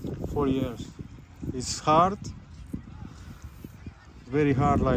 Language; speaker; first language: English; non-native, learner; Romanian